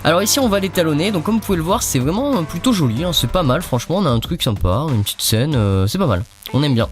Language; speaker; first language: French; native; French